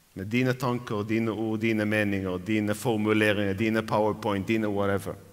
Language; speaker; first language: Norwegian; non-native, fluent; Arabic